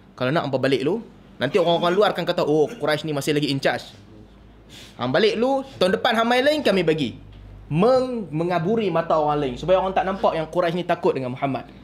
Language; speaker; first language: Malay; native; Malay